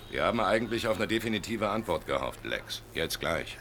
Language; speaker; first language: German; native; German